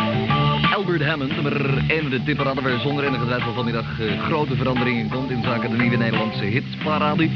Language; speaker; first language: Dutch; native; Dutch